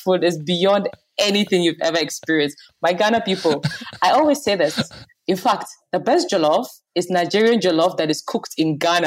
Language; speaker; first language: English; non-native, local second language; Hausa